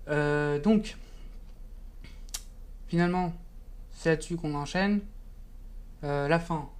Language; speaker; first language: French; native; French